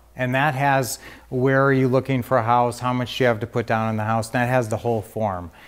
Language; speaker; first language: English; native; English